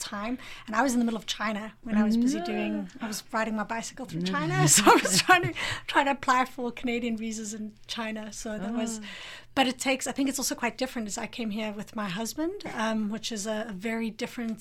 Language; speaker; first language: English; native; English